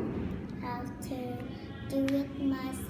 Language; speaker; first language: English; non-native, learner; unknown